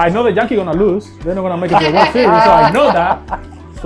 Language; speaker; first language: English; non-native, fluent; Spanish